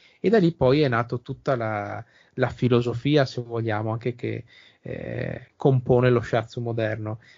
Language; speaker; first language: Italian; native; Italian